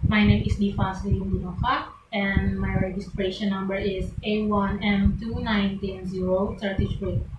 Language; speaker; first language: English; non-native, learner; Indonesian